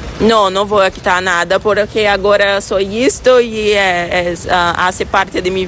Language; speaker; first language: Spanish; non-native, fluent; Portuguese